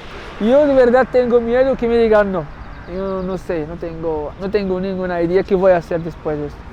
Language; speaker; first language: Spanish; non-native, learner; Arabic